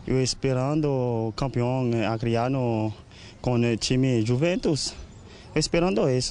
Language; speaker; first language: Portuguese; non-native, learner; Haitian Creole